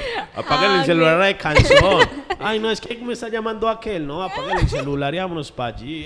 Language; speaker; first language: Spanish; native; Spanish